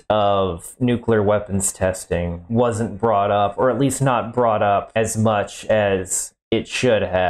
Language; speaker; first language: English; native; English